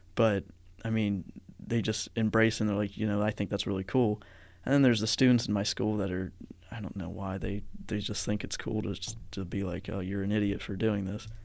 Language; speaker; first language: English; native; English